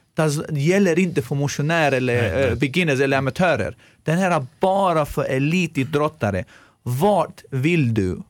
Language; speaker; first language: Swedish; non-native, fluent; Greek